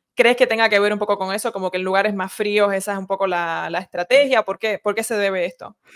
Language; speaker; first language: Spanish; early bilingual, heritage; Spanish